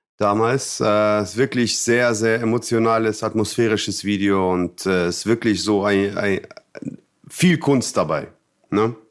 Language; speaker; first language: German; non-native, fluent; Russian